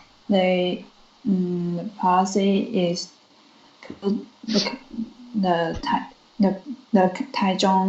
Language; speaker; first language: English; non-native, learner; Chinese